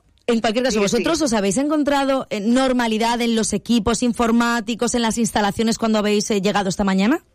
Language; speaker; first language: Spanish; native; Spanish